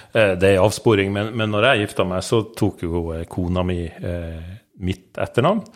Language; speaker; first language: Norwegian; native; Norwegian